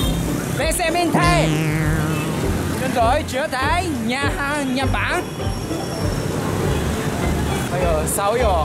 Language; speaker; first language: Vietnamese; non-native, learner; Japanese